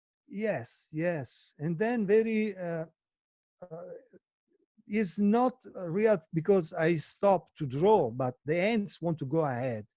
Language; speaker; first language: English; non-native, learner; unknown